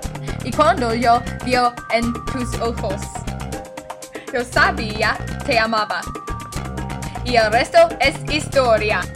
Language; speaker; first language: Spanish; non-native, learner; English